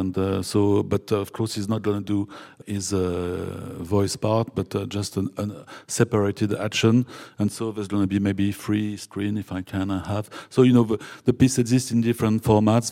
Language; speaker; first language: English; non-native, fluent; French